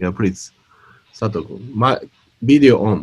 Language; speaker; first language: English; non-native, fluent; Japanese